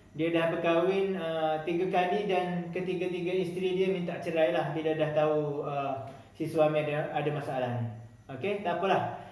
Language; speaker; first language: Malay; native; Malay